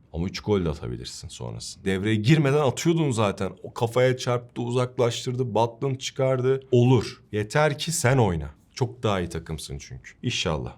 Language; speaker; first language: Turkish; native; Turkish